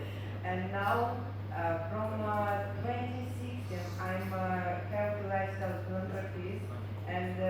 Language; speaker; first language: English; non-native, learner; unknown